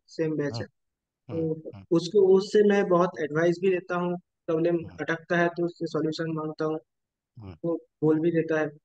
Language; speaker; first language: Hindi; non-native, local second language; Bangla